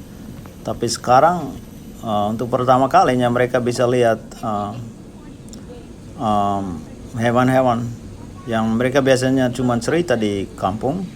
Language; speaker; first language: Indonesian; non-native, local second language; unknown